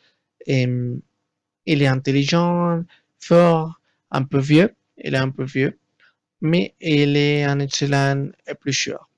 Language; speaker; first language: French; non-native, learner; Spanish